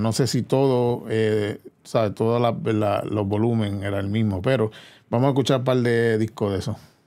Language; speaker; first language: Spanish; early bilingual, heritage; Spanish